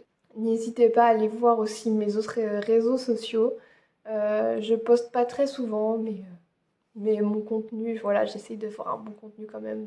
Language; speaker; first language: French; native; French